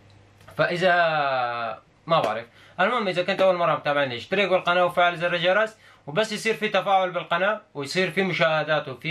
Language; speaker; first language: Arabic; native; Arabic